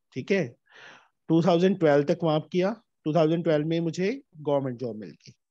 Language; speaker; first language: Hindi; native; Hindi